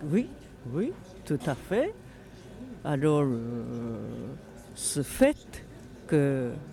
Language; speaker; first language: French; non-native, fluent; Japanese